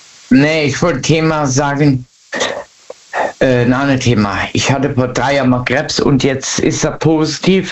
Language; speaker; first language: German; native; German